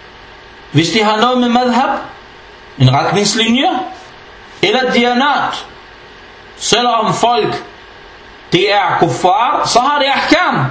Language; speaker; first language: Danish; non-native, fluent; Arabic